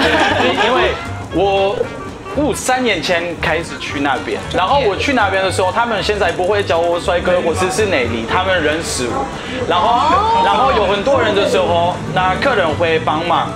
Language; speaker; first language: Chinese; non-native, fluent; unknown